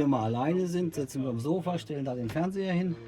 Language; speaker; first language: German; native; German